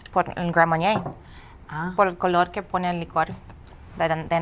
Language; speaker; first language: Spanish; early bilingual, heritage; English